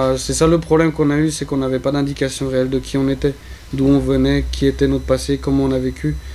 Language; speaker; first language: French; early bilingual, other home language; Spanish